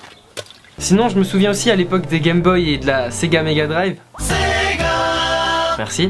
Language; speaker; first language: French; native; French